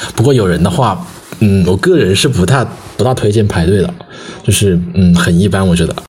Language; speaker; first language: Chinese; non-native, local second language; Min Nan Chinese